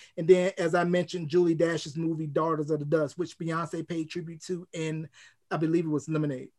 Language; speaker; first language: English; native; English